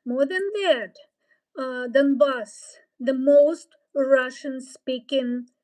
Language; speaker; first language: English; non-native, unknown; Ukrainian